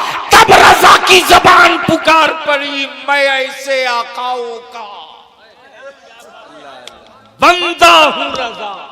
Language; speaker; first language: Hindi; native; Hindi